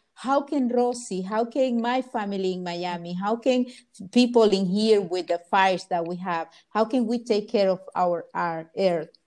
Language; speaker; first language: English; non-native, fluent; Spanish